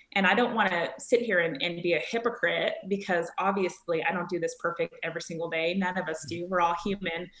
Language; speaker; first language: English; native; English